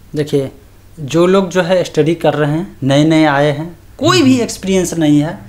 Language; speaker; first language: Hindi; native; Hindi